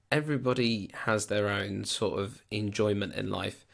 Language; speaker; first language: English; native; English